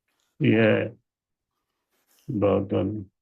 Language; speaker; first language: Hindi; non-native, local second language; Telugu